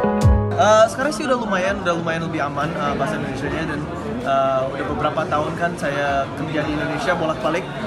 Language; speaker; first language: Indonesian; early bilingual, heritage; English